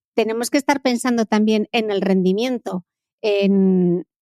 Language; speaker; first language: Spanish; native; Spanish